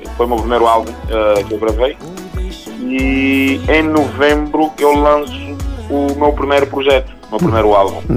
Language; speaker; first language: Portuguese; non-native, local second language; Kabuverdianu